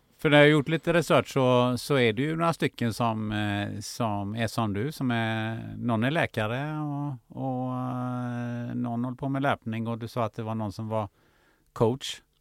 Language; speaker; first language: Swedish; early bilingual, other home language; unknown